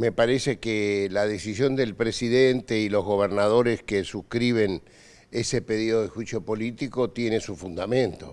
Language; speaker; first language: Spanish; native; Spanish